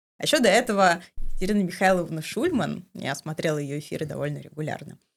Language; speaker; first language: Russian; native; Russian